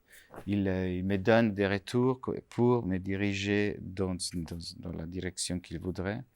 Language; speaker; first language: French; non-native, fluent; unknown